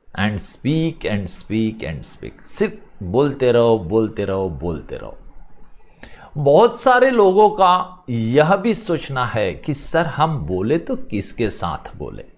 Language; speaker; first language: Hindi; non-native, local second language; Marathi